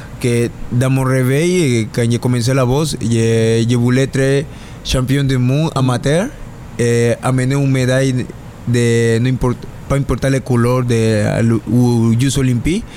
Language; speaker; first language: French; non-native, learner; Spanish